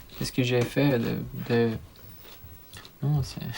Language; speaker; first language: French; non-native, learner; Romanian